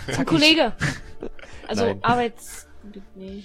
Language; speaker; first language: German; native; German